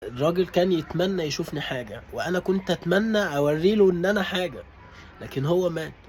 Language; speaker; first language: Arabic; native; Arabic